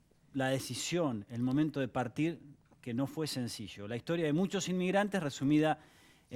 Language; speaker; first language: Spanish; native; Spanish